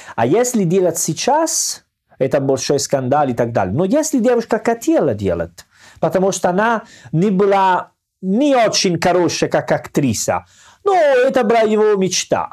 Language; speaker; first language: Russian; non-native, fluent; Italian